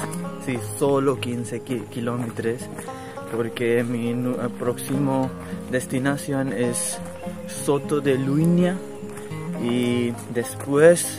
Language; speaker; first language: Spanish; non-native, learner; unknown